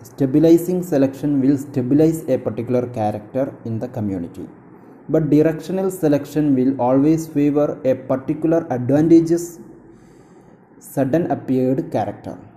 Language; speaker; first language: English; non-native, local second language; Malayalam